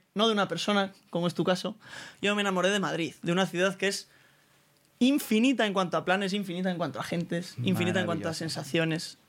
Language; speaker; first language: Spanish; native; Spanish